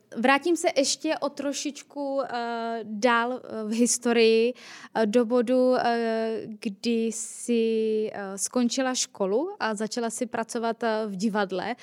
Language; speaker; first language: Czech; native; Czech